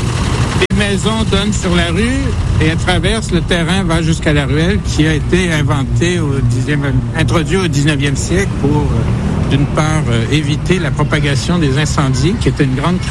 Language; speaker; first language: French; native; French